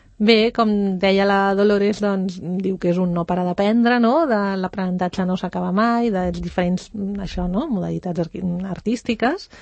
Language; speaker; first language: Catalan; native; Catalan